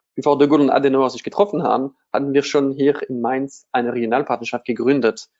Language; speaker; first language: German; non-native, fluent; French